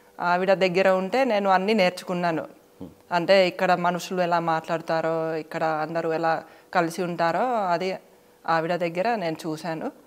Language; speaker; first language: Telugu; non-native, fluent; Finnish